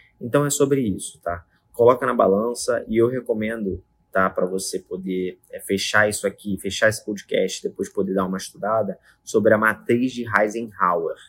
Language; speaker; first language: Portuguese; native; Portuguese